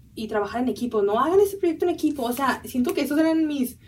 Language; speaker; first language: Spanish; early bilingual, heritage; Spanish